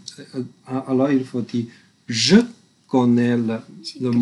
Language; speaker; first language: French; non-native, learner; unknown